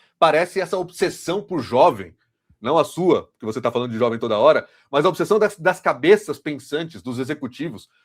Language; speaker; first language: Portuguese; native; Portuguese